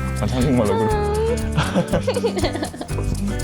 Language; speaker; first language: Korean; non-native, learner; Vietnamese